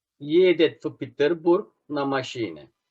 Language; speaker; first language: Russian; non-native, fluent; Turkish